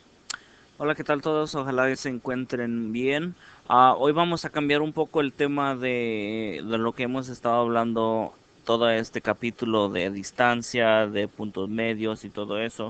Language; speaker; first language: Spanish; early bilingual, heritage; Spanish